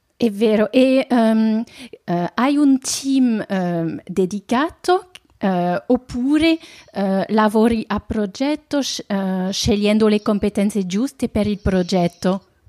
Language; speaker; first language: Italian; non-native, fluent; French